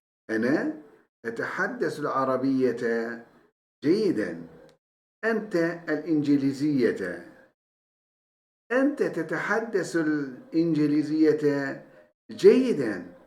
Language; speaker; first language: Arabic; non-native, fluent; Turkish